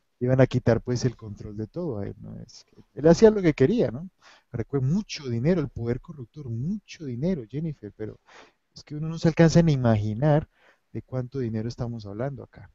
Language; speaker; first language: Spanish; native; Spanish